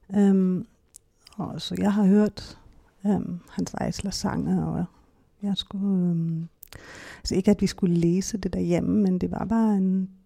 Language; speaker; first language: Danish; non-native, fluent; German